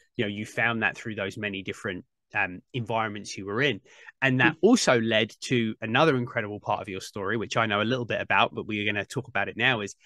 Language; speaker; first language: English; native; English